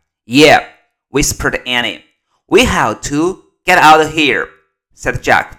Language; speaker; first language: English; non-native, fluent; Chinese